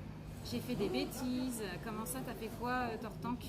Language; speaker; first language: French; native; French